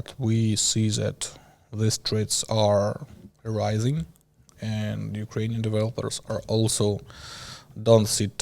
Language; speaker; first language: English; non-native, learner; Ukrainian